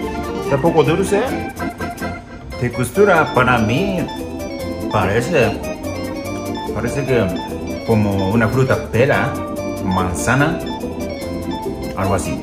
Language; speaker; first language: Spanish; non-native, learner; Japanese